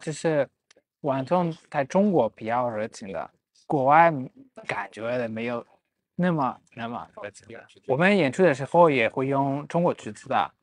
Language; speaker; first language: Chinese; non-native, fluent; Spanish